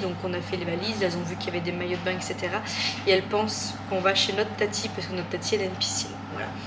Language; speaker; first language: French; native; French